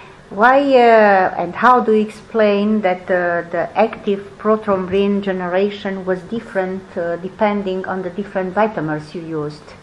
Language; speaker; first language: English; non-native, fluent; Romanian